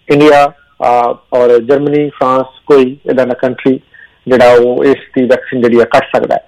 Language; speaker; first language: Punjabi; native; Punjabi